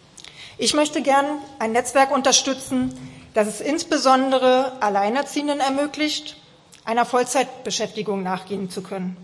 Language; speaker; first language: German; native; German